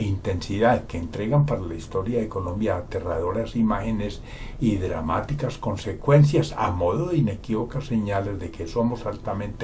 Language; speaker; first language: Spanish; native; Spanish